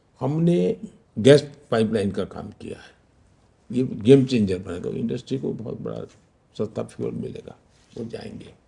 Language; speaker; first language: Hindi; non-native, local second language; Gujarati